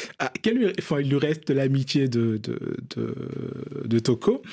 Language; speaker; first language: French; non-native, local second language; Bambara